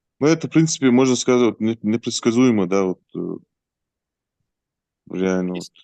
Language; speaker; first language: Russian; native; Russian